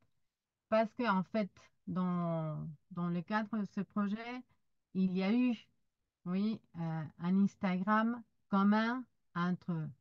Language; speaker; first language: French; non-native, fluent; Spanish